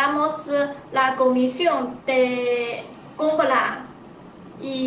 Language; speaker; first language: Spanish; non-native, learner; Chinese